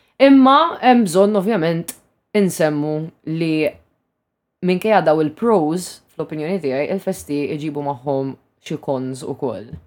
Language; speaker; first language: Maltese; native; Maltese